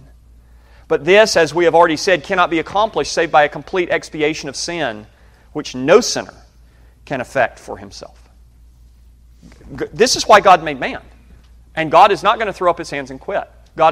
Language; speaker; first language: English; native; English